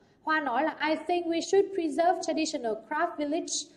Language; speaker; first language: English; non-native, fluent; Vietnamese